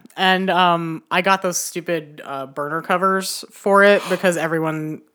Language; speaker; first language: English; early bilingual, other home language; Italian